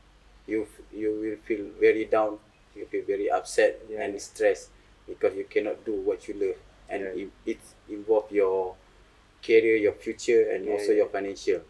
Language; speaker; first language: English; non-native, fluent; Malay